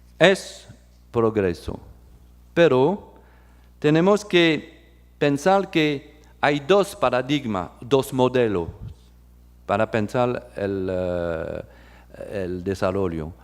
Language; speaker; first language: Spanish; non-native, fluent; French